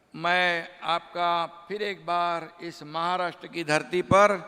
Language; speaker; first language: Hindi; non-native, local second language; Marathi